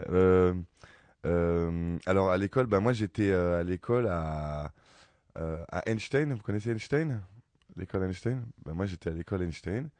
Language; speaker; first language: French; native; French